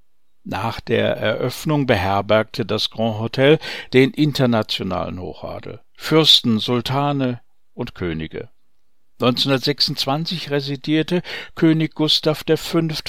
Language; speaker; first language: German; native; German